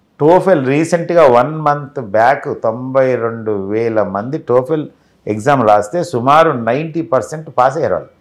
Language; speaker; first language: Telugu; native; Telugu